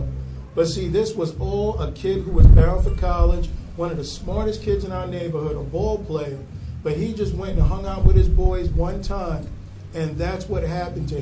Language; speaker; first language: English; native; English